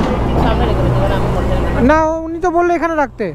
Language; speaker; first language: Hindi; native; Hindi